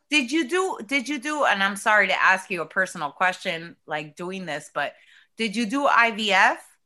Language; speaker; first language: English; early bilingual, other home language; Spanish